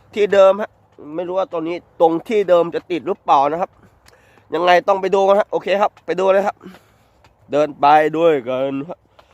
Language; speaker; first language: Thai; native; Thai